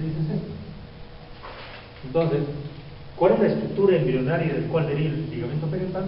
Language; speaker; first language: Spanish; native; Spanish